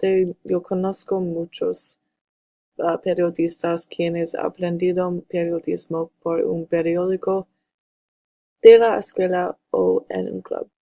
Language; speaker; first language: Spanish; non-native, learner; English